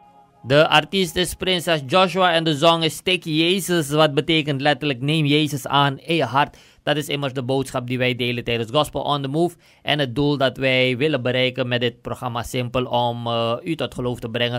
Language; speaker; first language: Dutch; native; Dutch